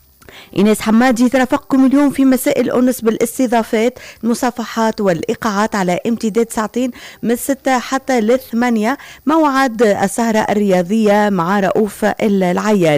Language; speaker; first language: Arabic; native; Arabic